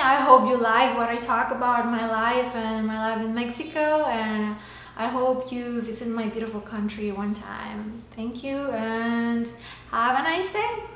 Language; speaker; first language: English; non-native, fluent; Spanish